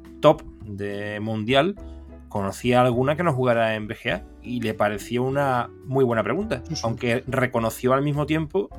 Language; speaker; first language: Spanish; native; Spanish